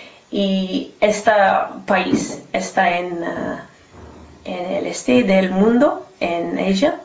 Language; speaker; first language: Spanish; non-native, learner; English